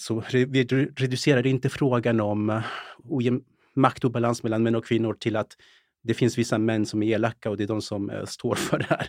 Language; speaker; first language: Swedish; early bilingual, other home language; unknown